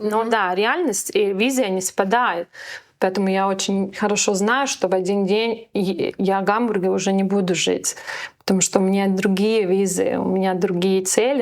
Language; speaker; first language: Russian; non-native, local second language; Latvian